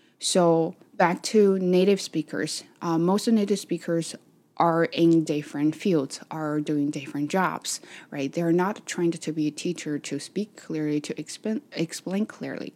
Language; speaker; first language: English; non-native, fluent; Chinese